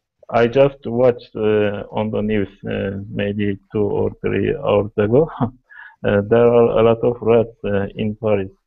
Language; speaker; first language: English; non-native, learner; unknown